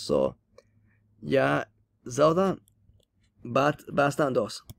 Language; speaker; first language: Spanish; non-native, learner; English